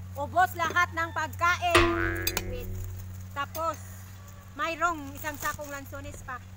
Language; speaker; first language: Filipino; non-native, local second language; Cebuano